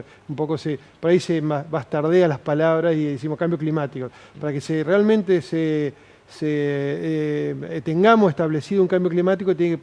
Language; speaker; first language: Spanish; native; Spanish